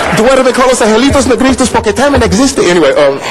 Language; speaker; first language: English; native; English